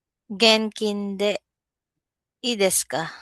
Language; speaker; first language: Japanese; non-native, learner; Filipino